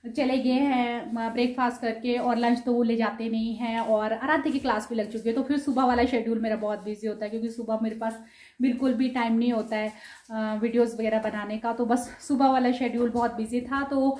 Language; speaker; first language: Hindi; non-native, local second language; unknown